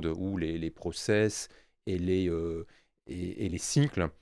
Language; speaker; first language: French; native; French